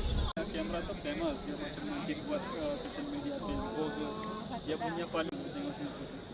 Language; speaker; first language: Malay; non-native, fluent; Pashto